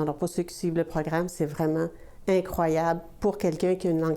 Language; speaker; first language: French; native; French